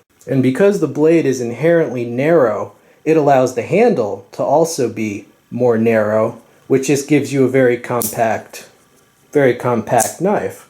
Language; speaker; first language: English; native; English